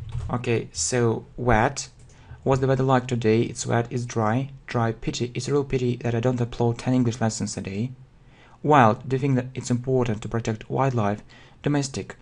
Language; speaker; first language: English; non-native, fluent; Russian